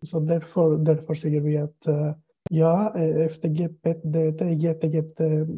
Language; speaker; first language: Swedish; non-native, fluent; Greek